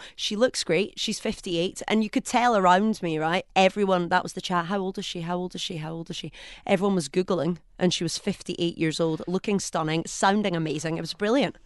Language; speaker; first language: English; native; English